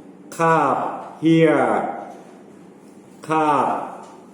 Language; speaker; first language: English; non-native, fluent; Thai